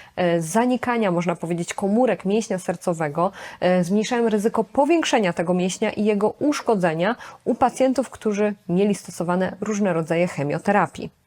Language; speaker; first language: Polish; native; Polish